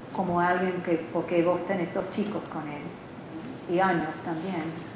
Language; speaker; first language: Spanish; non-native, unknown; English